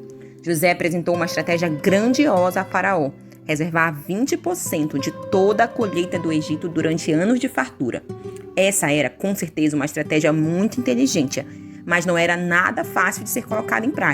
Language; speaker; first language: Portuguese; native; Portuguese